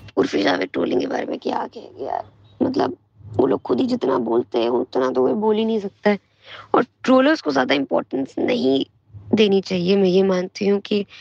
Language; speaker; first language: Hindi; native; Hindi